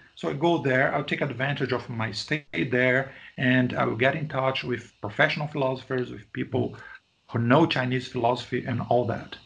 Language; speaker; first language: English; non-native, fluent; Portuguese